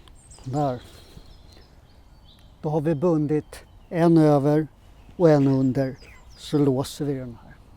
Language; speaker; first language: Swedish; native; Swedish